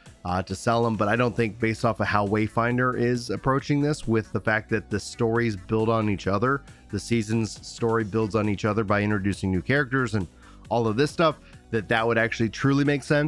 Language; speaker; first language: English; native; English